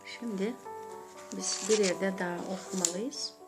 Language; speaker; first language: Turkish; non-native, learner; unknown